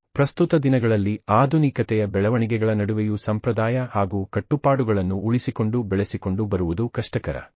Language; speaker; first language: Kannada; native; Kannada